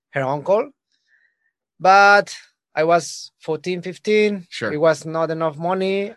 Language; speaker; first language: English; non-native, learner; Spanish